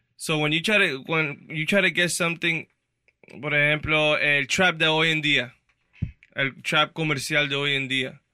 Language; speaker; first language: Spanish; early bilingual, heritage; Spanish